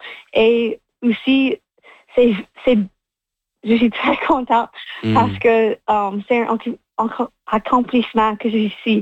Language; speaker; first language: French; non-native, local second language; English